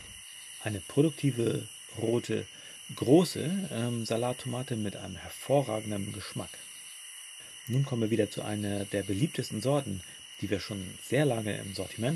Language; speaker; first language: German; native; German